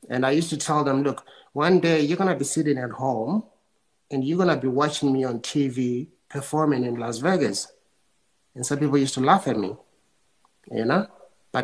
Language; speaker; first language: English; non-native, local second language; Venda